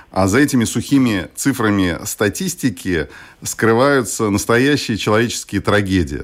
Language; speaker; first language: Russian; native; Russian